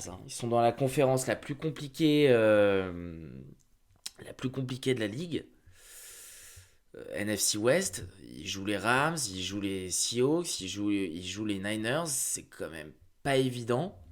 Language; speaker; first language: French; native; French